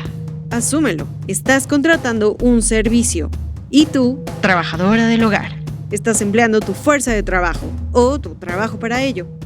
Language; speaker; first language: Spanish; native; Spanish